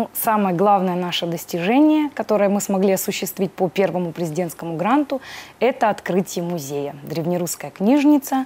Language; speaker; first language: Russian; native; Russian